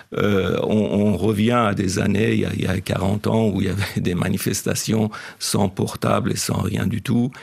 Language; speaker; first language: French; non-native, fluent; Persian